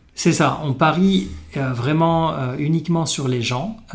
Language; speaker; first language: French; non-native, local second language; Arabic